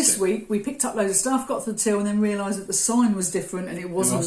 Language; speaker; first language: English; native; English